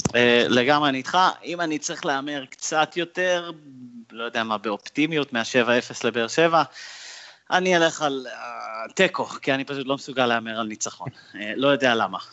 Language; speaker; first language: Hebrew; native; Hebrew